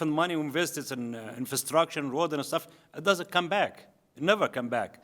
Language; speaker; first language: English; non-native, learner; Arabic